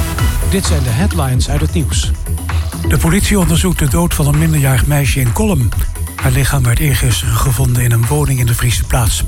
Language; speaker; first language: Dutch; native; Dutch